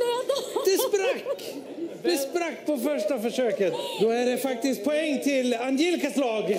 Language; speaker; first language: Swedish; native; Swedish